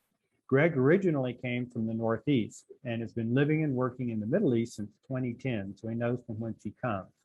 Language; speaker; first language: English; native; English